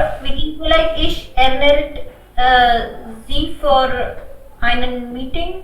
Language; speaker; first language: German; non-native, learner; Hindi